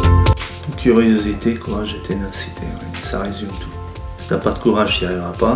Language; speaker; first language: French; native; French